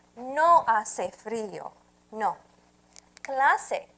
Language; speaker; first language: Spanish; non-native, fluent; English